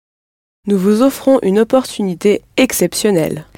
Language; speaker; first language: French; non-native, learner; English